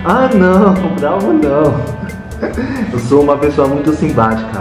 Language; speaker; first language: Portuguese; non-native, fluent; Chinese